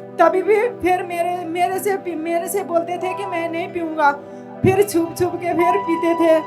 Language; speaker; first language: Hindi; non-native, learner; Nepali